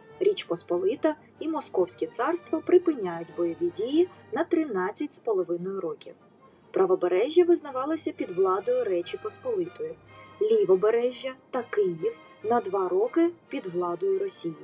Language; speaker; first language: Ukrainian; native; Ukrainian